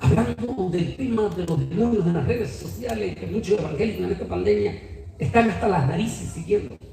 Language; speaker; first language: Spanish; native; Spanish